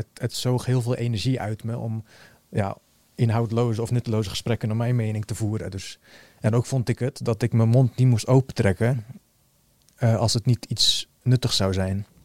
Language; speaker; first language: Dutch; early bilingual, other home language; Bosnian